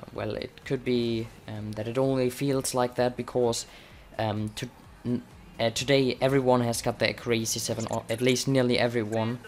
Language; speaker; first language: English; non-native, fluent; Swiss German